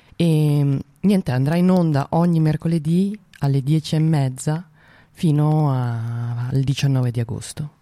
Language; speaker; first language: Italian; native; Italian